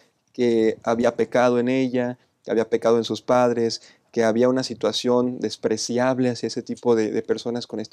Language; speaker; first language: Spanish; native; Spanish